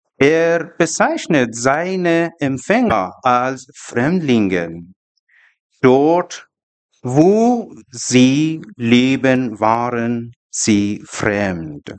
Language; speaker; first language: German; non-native, learner; Persian